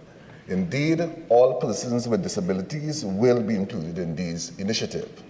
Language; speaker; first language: English; native; English